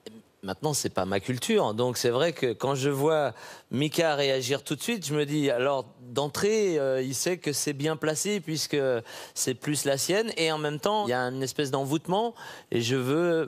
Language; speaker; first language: French; native; French